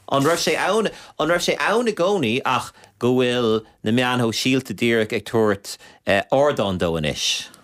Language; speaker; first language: Irish; native; Irish